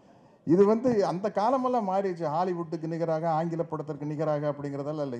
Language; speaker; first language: Tamil; native; Tamil